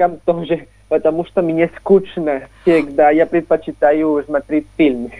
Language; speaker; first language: Russian; non-native, learner; Spanish